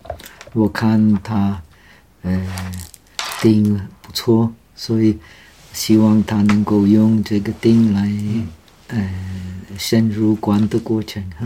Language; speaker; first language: Chinese; non-native, fluent; Czech